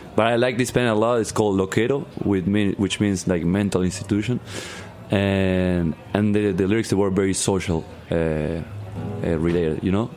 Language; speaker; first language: English; non-native, learner; Spanish